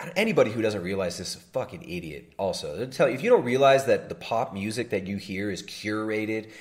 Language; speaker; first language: English; native; English